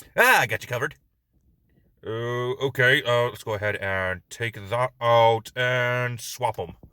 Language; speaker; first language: English; native; English